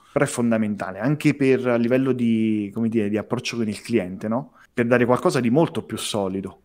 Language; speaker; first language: Italian; native; Italian